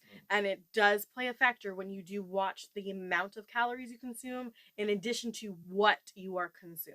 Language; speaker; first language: English; native; English